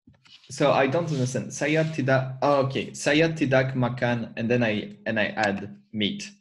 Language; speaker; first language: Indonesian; non-native, learner; French